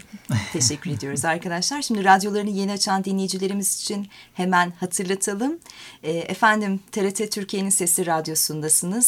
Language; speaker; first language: Turkish; native; Turkish